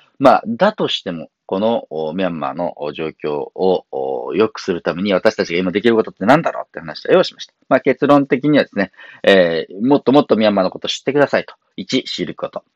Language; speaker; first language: Japanese; native; Japanese